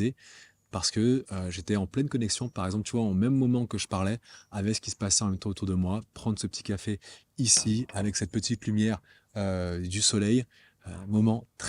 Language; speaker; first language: French; native; French